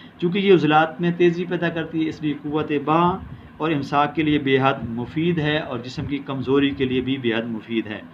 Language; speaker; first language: Urdu; non-native, local second language; Punjabi